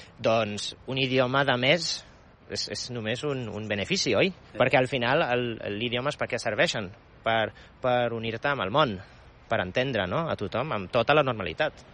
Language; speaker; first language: Catalan; non-native, fluent; Polish